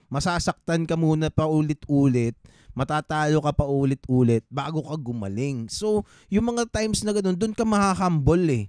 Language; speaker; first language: Filipino; native; Filipino